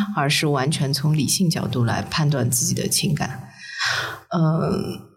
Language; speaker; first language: Chinese; native; Chinese